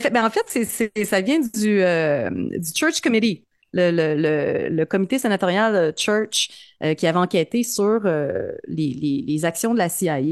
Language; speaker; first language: French; native; French